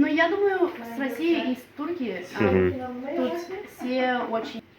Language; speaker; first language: Russian; early bilingual, heritage; Russian